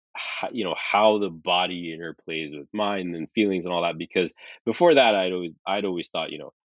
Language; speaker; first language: English; early bilingual, other home language; Arabic